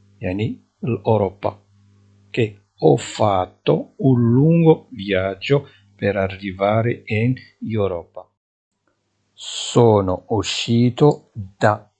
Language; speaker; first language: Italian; non-native, fluent; Arabic